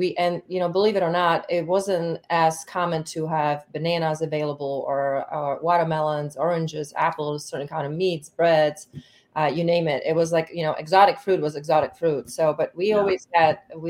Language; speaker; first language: English; non-native, fluent; Czech